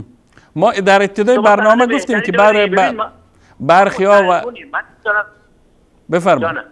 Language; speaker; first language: Persian; native; Persian